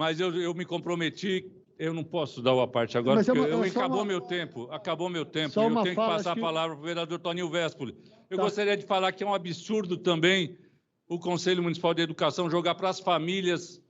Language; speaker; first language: Portuguese; native; Portuguese